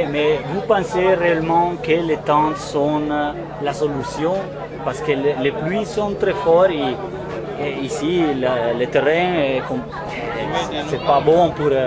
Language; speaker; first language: French; non-native, learner; Italian